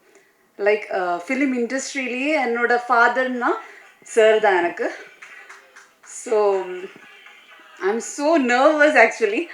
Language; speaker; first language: Tamil; non-native, fluent; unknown